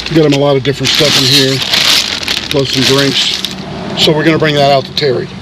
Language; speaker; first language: English; native; English